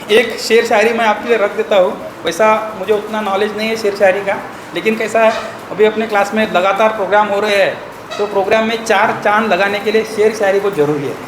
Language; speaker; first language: Hindi; non-native, local second language; Marathi